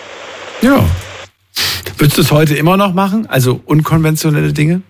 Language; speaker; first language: German; native; German